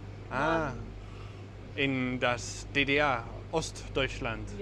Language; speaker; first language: German; non-native, learner; English